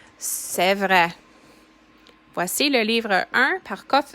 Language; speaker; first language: French; non-native, fluent; English